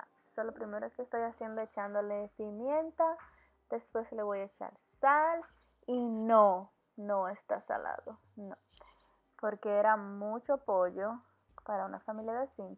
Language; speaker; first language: Spanish; early bilingual, heritage; Spanish